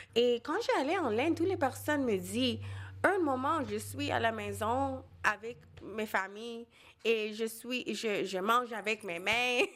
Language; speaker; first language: French; non-native, local second language; Bangla